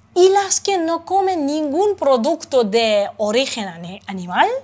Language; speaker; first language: Spanish; non-native, fluent; Uzbek